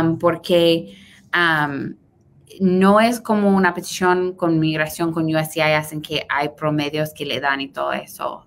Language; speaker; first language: Spanish; early bilingual, heritage; Spanish